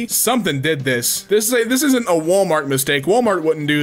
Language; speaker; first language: English; native; English